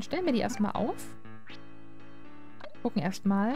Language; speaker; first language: German; native; German